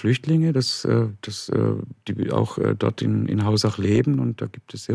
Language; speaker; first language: German; native; German